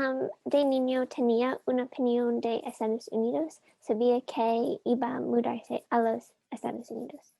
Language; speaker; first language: Spanish; non-native, learner; English